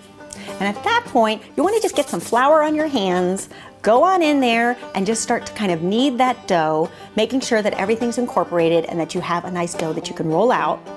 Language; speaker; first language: English; native; English